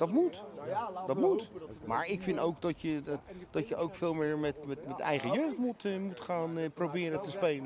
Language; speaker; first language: Dutch; native; Dutch